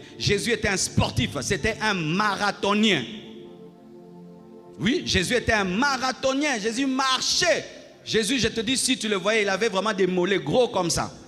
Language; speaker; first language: French; non-native, local second language; Lingala